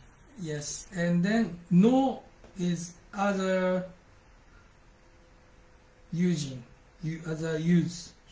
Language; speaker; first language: English; non-native, learner; Japanese